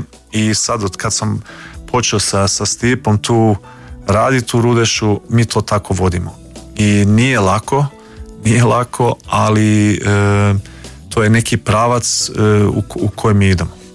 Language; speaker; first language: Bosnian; early bilingual, heritage; Croatian